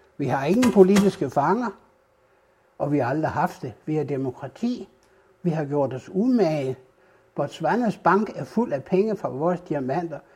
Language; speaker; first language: Danish; native; Danish